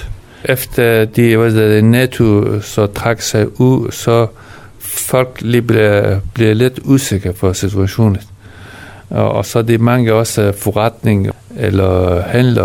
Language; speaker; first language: Danish; non-native, fluent; Persian